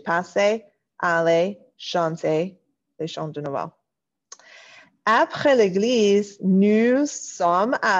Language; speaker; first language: French; non-native, fluent; English